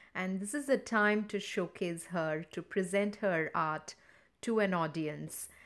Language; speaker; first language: English; non-native, local second language; Tamil